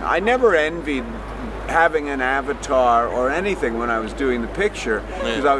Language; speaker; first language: English; native; English